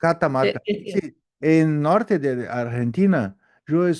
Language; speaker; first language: Spanish; non-native, learner; Portuguese